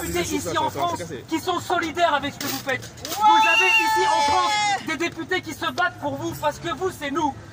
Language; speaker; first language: French; early bilingual, other home language; Spanish